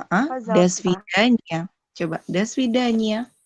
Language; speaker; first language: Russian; non-native, fluent; Indonesian